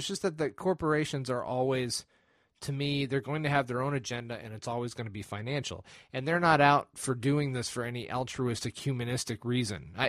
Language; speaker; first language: English; native; English